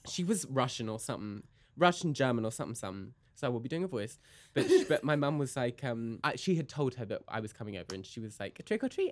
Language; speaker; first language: English; native; English